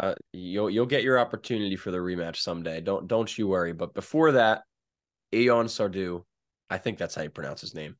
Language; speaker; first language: English; native; English